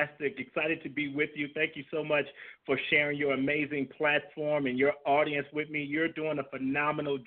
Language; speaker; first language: English; native; English